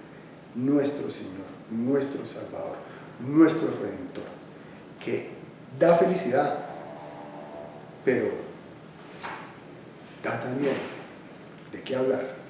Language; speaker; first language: Spanish; native; Spanish